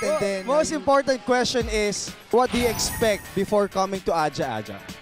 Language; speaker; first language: English; non-native, local second language; Filipino